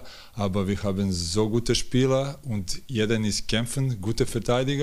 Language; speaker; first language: German; non-native, learner; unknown